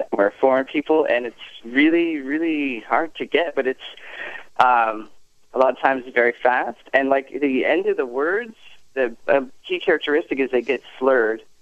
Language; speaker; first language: English; native; English